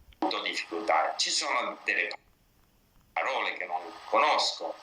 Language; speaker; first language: Italian; non-native, learner; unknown